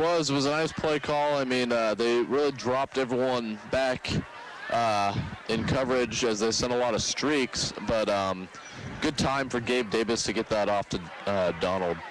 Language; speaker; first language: English; native; English